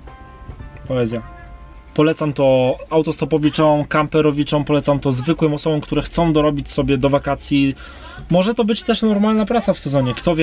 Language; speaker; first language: Polish; native; Polish